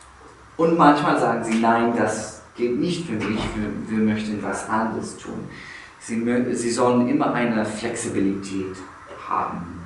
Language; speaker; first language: German; non-native, fluent; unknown